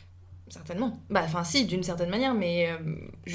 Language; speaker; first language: French; native; French